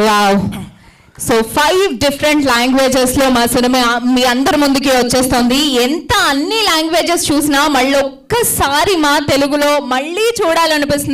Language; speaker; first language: Telugu; native; Telugu